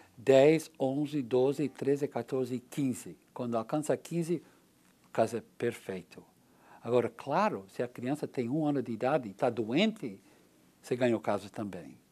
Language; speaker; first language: Portuguese; non-native, learner; English